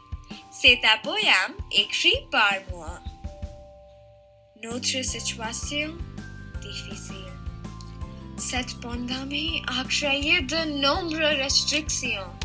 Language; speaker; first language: French; non-native, learner; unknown